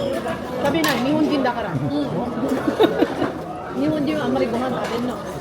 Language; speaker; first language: Japanese; non-native, fluent; Filipino